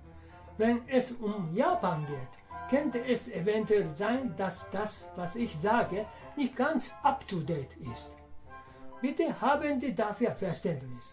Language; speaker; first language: German; non-native, fluent; Japanese